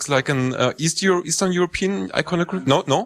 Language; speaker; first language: English; non-native, fluent; German